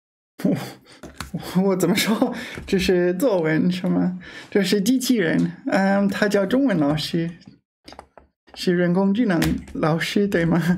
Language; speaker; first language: Chinese; non-native, learner; English